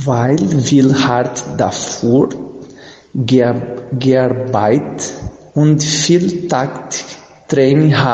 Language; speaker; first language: German; non-native, learner; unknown